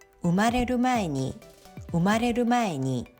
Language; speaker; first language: Japanese; non-native, fluent; Korean